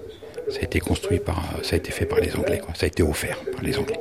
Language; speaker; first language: French; native; French